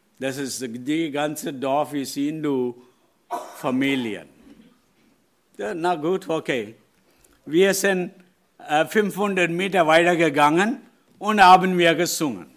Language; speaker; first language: German; non-native, learner; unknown